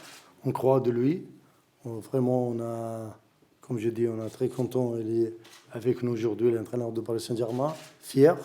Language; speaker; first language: French; non-native, learner; Arabic